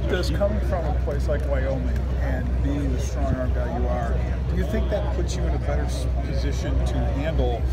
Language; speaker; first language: English; native; English